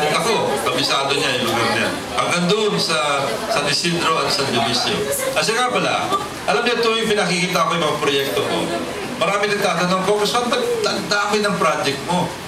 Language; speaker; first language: Filipino; native; Filipino